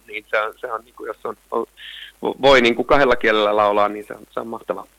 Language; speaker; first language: Finnish; non-native, local second language; Swedish